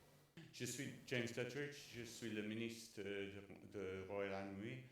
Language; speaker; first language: French; non-native, learner; English